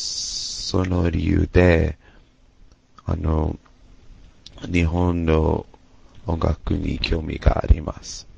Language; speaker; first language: Japanese; non-native, learner; English